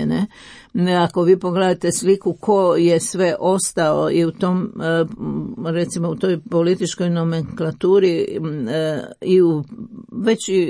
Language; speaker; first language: Croatian; native; Croatian